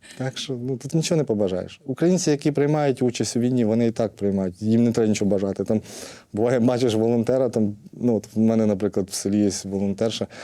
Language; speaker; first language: Ukrainian; native; Ukrainian